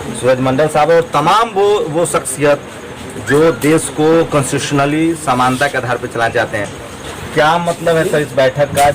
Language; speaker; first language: Hindi; native; Hindi